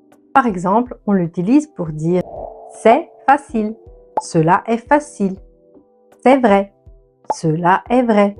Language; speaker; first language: French; non-native, fluent; Italian